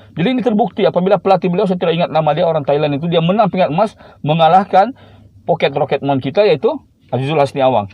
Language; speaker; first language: Malay; native; Malay